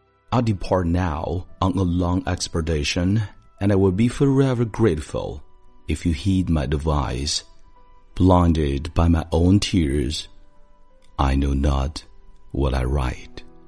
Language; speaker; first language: English; non-native, fluent; Chinese